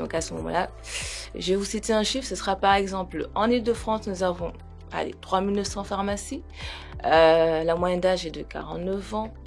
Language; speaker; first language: French; non-native, local second language; Wolof